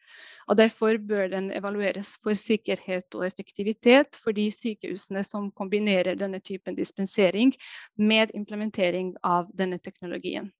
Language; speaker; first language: Norwegian; non-native, fluent; Bosnian